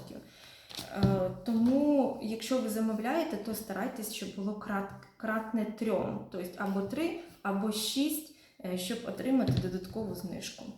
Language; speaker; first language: Ukrainian; non-native, local second language; Russian